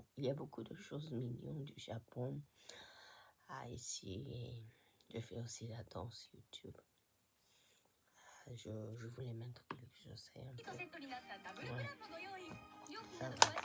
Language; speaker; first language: French; non-native, fluent; Japanese